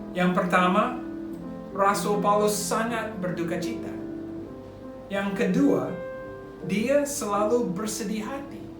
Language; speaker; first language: Indonesian; non-native, fluent; English